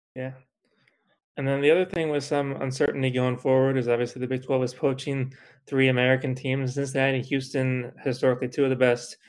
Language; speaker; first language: English; native; English